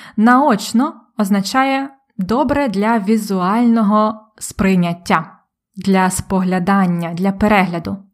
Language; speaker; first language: Ukrainian; native; Ukrainian